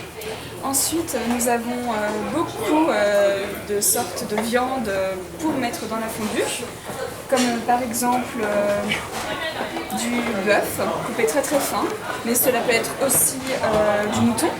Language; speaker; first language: French; non-native, fluent; Chinese